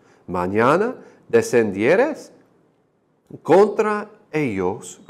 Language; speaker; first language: Spanish; non-native, fluent; English